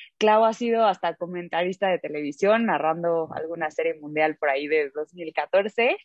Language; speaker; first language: Spanish; early bilingual, heritage; Spanish